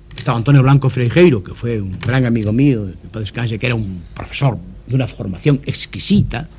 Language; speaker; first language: Spanish; non-native, local second language; Galician